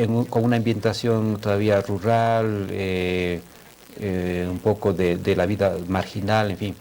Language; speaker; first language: Spanish; native; Spanish